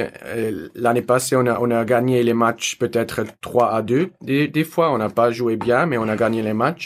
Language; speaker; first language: French; non-native, learner; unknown